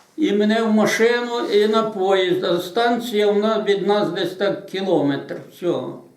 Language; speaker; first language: Ukrainian; native; Ukrainian